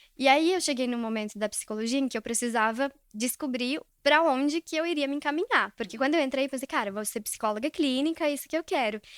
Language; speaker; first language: Portuguese; early bilingual, other home language; Spanish